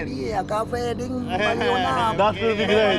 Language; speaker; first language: English; non-native, learner; Thai